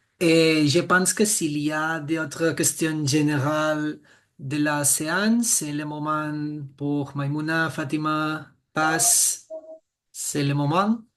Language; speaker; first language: French; non-native, fluent; Catalan